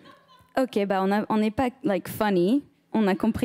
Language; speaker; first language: French; early bilingual, heritage; French